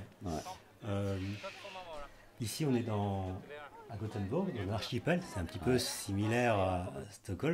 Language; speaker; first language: French; native; French